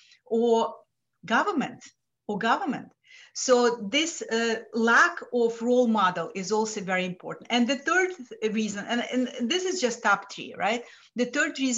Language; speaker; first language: English; non-native, fluent; Lithuanian